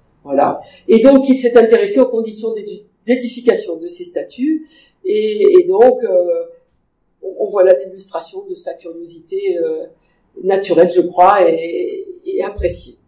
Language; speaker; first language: French; native; French